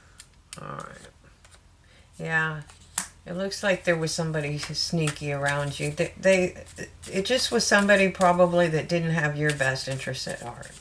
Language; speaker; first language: English; native; English